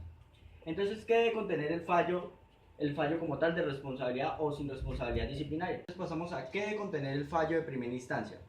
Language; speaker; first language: Spanish; native; Spanish